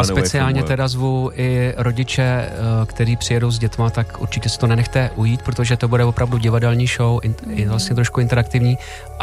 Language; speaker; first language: Czech; native; Czech